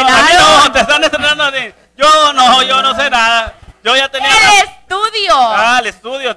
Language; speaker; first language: Spanish; native; Spanish